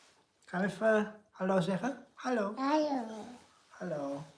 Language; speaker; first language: Dutch; non-native, fluent; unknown